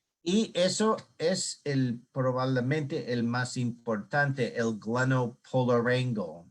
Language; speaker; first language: Spanish; non-native, learner; English